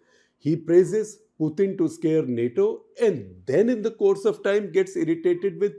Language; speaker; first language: English; non-native, local second language; Hindi